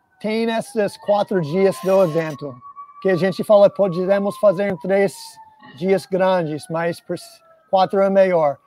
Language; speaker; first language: Portuguese; non-native, fluent; English